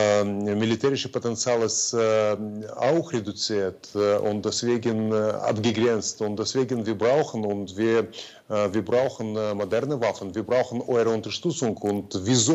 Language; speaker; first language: German; non-native, fluent; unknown